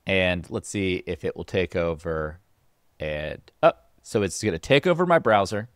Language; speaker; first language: English; native; English